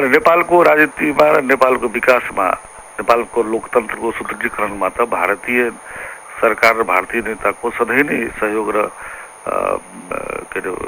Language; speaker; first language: Nepali; non-native, local second language; Maithili